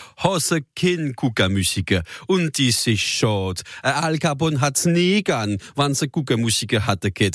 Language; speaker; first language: German; non-native, local second language; Swiss German